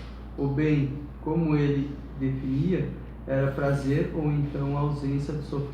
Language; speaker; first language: Portuguese; native; Portuguese